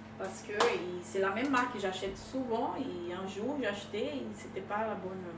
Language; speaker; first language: French; non-native, fluent; Portuguese